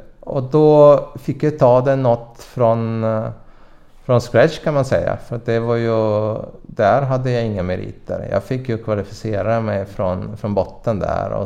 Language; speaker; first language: Swedish; non-native, fluent; Russian